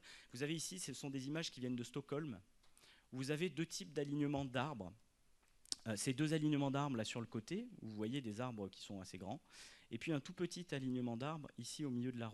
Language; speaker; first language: French; native; French